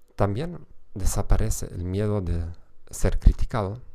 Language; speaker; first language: Spanish; non-native, fluent; German